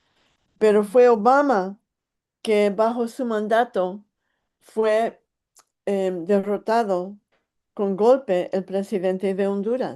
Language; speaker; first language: Spanish; early bilingual, heritage; English